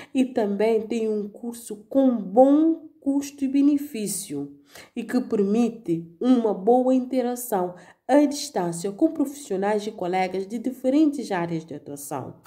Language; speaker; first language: Portuguese; non-native, local second language; Kabuverdianu